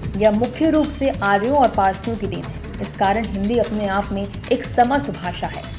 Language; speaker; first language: Hindi; native; Hindi